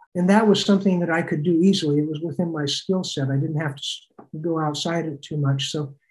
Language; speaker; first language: English; native; English